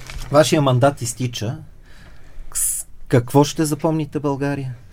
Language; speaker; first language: Bulgarian; native; Bulgarian